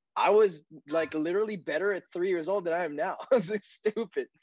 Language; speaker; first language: English; non-native, fluent; French